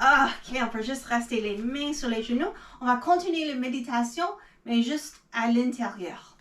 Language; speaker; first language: French; non-native, learner; English